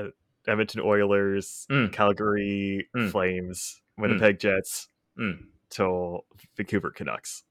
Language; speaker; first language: Japanese; non-native, learner; English